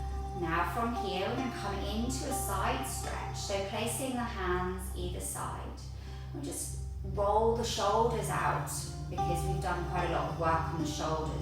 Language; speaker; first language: English; native; English